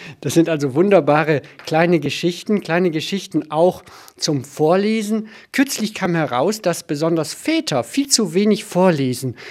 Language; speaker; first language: German; native; German